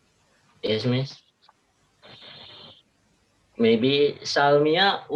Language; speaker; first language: English; non-native, learner; Indonesian